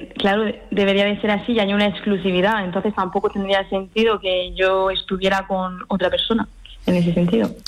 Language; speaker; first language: Spanish; early bilingual, heritage; French